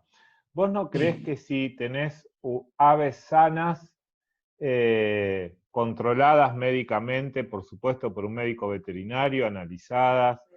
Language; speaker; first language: Spanish; native; Spanish